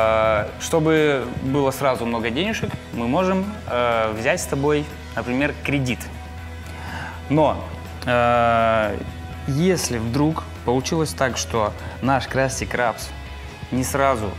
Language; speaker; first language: Russian; native; Russian